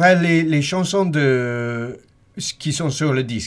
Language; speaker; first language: French; non-native, learner; English